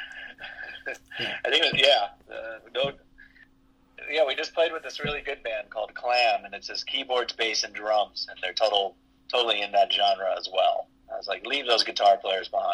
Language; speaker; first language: English; native; English